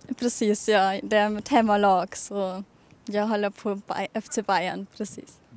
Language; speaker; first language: Swedish; non-native, fluent; German